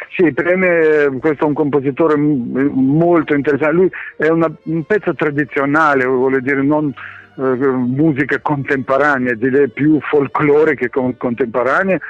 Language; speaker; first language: Italian; non-native, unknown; Russian